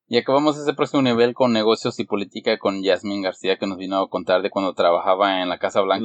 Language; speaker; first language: Spanish; early bilingual, heritage; Spanish